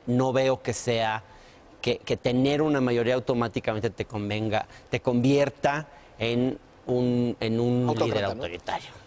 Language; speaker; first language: Spanish; native; Spanish